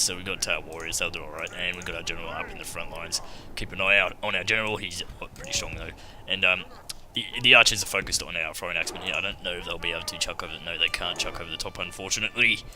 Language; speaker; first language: English; native; English